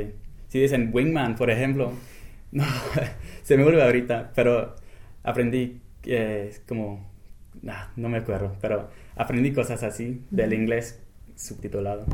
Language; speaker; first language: Spanish; non-native, fluent; English